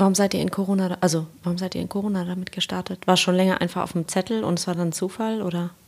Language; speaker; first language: German; native; German